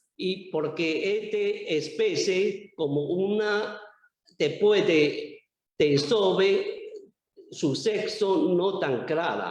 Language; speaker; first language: Spanish; non-native, learner; Chinese